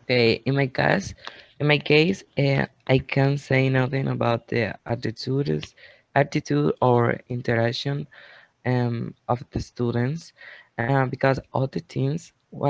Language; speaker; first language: English; non-native, learner; Spanish